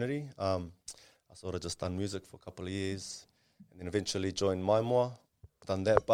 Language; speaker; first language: English; non-native, local second language; Māori